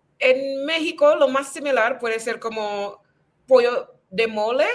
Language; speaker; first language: Spanish; non-native, fluent; English